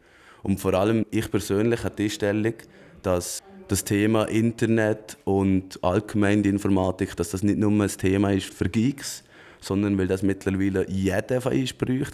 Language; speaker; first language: German; native; German